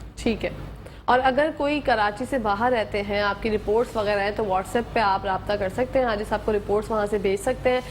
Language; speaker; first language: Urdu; native; Urdu